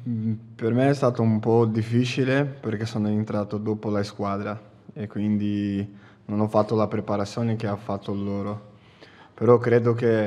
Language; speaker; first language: Italian; non-native, fluent; Portuguese